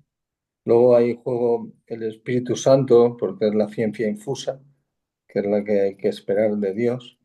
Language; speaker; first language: Spanish; native; Spanish